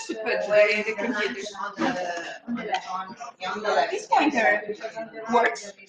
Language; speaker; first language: English; non-native, fluent; Portuguese